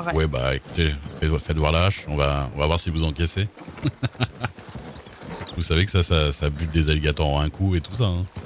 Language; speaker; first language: French; native; French